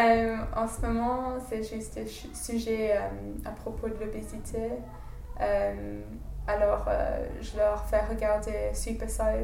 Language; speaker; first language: French; non-native, fluent; English